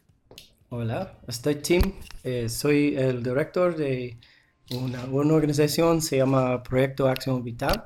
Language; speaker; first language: Spanish; non-native, learner; English